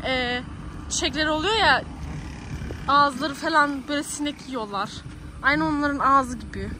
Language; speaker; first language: Turkish; early bilingual, heritage; Turkish